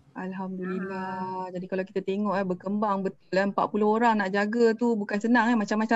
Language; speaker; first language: Malay; native; Malay